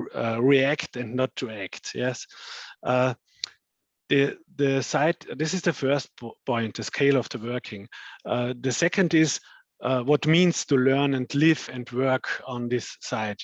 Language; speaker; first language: English; non-native, fluent; German